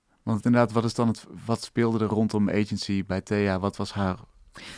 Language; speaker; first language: Dutch; native; Dutch